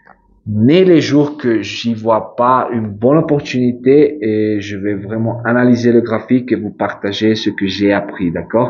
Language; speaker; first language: French; non-native, fluent; Spanish